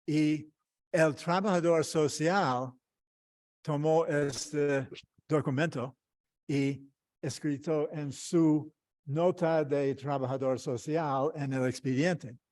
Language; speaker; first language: Spanish; non-native, fluent; English